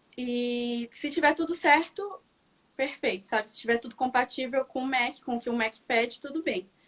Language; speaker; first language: Portuguese; native; Portuguese